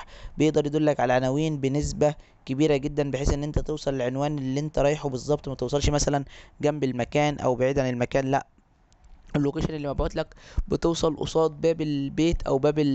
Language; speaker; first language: Arabic; native; Arabic